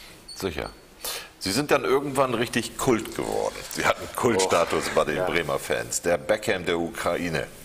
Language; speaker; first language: German; native; German